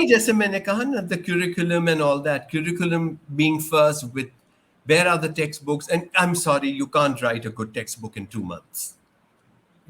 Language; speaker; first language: English; non-native, local second language; Urdu